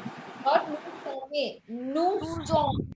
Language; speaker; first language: French; non-native, fluent; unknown